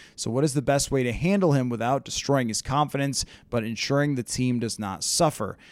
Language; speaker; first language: English; native; English